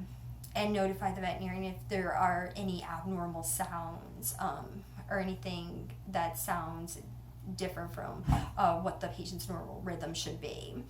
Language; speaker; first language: English; native; English